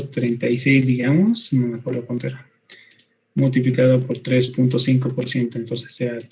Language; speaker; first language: Spanish; native; Spanish